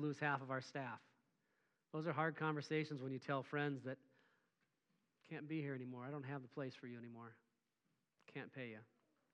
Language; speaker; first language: English; native; English